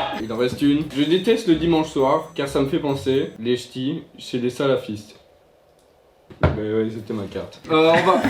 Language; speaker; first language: French; native; French